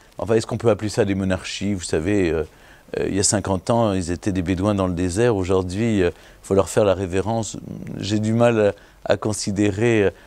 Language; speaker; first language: French; native; French